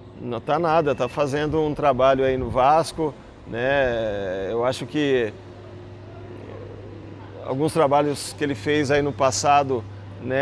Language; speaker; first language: Portuguese; native; Portuguese